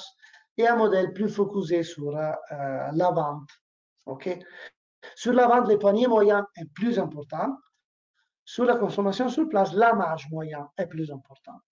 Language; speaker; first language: French; non-native, learner; Italian